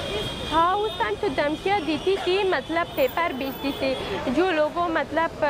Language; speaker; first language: Hindi; non-native, learner; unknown